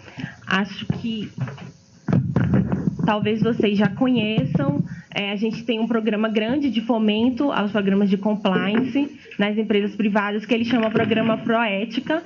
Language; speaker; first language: Portuguese; native; Portuguese